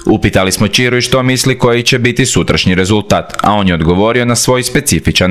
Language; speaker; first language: Croatian; native; Croatian